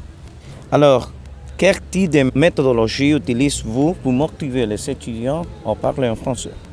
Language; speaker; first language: French; non-native, learner; Spanish